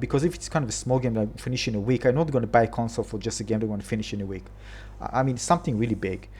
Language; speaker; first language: English; non-native, fluent; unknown